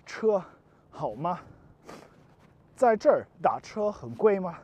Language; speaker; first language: Chinese; non-native, learner; English